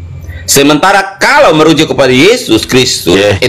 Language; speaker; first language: Indonesian; native; Indonesian